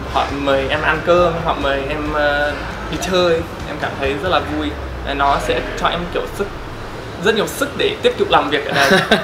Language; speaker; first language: Vietnamese; non-native, fluent; English